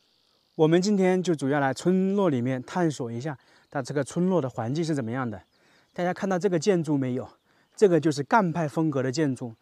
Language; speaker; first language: Chinese; native; Chinese